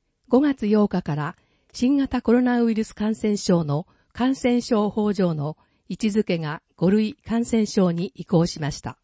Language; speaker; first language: Japanese; native; Japanese